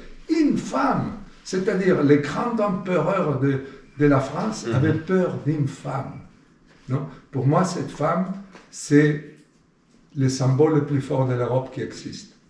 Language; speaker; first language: French; non-native, fluent; Spanish